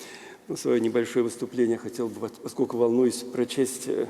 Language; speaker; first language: Russian; native; Russian